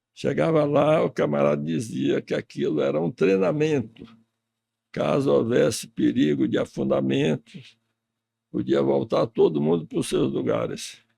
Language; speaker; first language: Portuguese; early bilingual, other home language; Russian